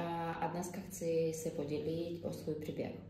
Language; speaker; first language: Czech; non-native, learner; Ukrainian